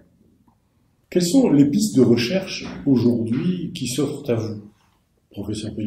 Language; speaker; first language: French; native; French